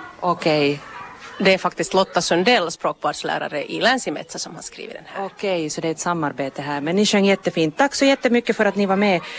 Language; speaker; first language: Swedish; native; Swedish